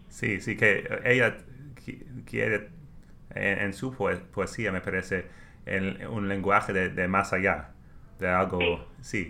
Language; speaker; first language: Spanish; non-native, learner; English